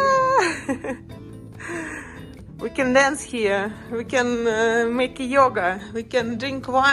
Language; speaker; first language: English; non-native, learner; Russian